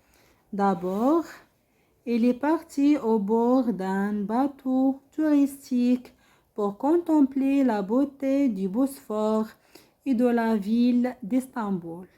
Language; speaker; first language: French; non-native, local second language; Arabic